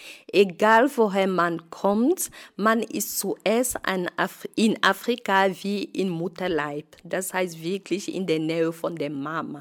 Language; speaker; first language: German; non-native, fluent; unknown